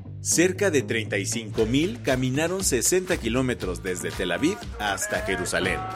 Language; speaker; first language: Spanish; native; Spanish